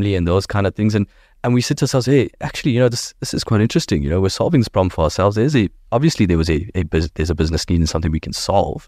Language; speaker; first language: English; native; English